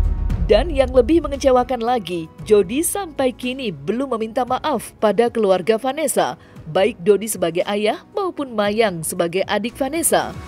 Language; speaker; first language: Indonesian; native; Indonesian